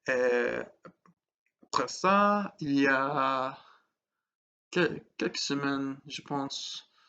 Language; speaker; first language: French; non-native, learner; English